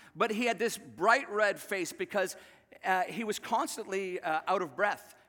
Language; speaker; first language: English; native; English